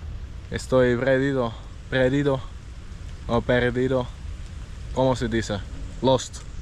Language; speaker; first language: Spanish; non-native, learner; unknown